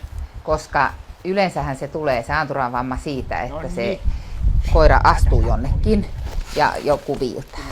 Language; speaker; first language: Finnish; native; Finnish